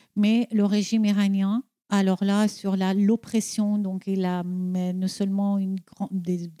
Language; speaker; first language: French; non-native, fluent; Persian